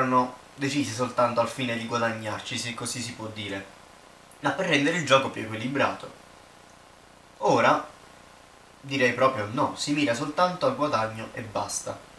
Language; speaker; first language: Italian; native; Italian